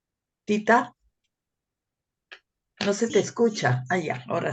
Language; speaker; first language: Spanish; native; Spanish